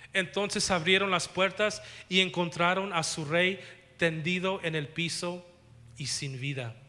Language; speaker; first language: Spanish; early bilingual, heritage; Spanish